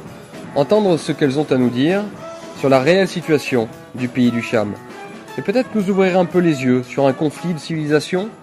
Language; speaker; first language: French; native; French